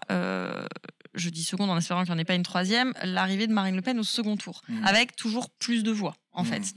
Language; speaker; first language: French; native; French